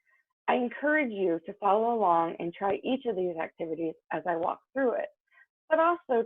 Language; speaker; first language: English; native; English